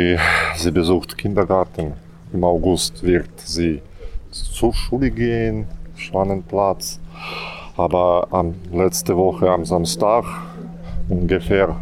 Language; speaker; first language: German; non-native, learner; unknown